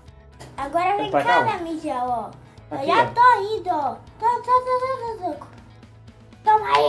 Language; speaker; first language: Portuguese; native; Portuguese